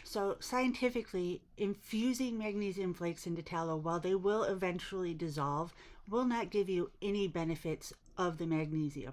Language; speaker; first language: English; native; English